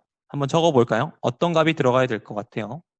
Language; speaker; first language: Korean; native; Korean